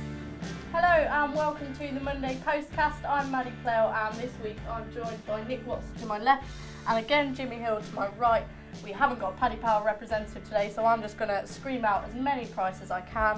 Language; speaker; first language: English; native; English